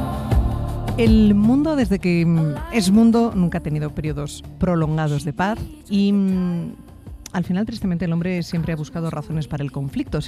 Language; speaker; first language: Spanish; native; Spanish